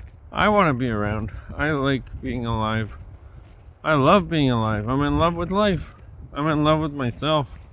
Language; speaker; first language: English; native; English